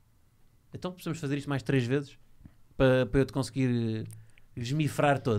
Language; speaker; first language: Portuguese; native; Portuguese